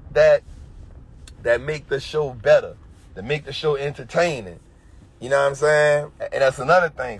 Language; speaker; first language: English; native; English